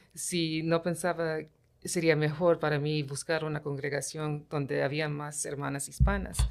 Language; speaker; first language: Spanish; early bilingual, heritage; Spanish